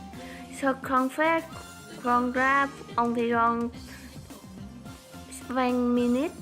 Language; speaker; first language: French; non-native, learner; Vietnamese